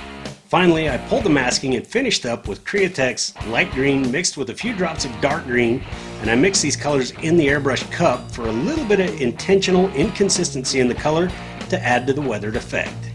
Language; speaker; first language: English; native; English